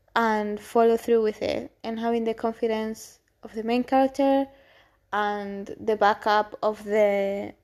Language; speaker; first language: English; non-native, fluent; Spanish